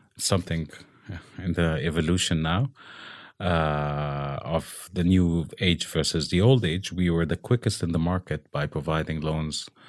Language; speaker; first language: English; non-native, local second language; Arabic